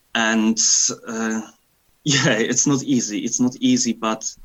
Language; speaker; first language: English; non-native, fluent; Polish